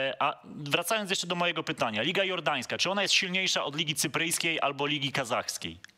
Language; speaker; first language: Polish; native; Polish